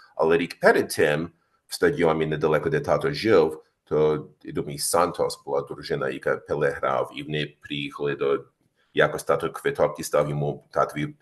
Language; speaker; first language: Ukrainian; early bilingual, heritage; Ukrainian